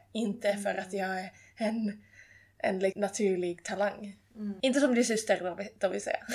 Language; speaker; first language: Swedish; non-native, fluent; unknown